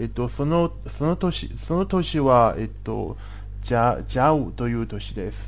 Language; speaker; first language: Japanese; non-native, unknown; Chinese